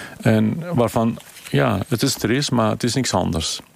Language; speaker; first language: Dutch; non-native, fluent; Kurdish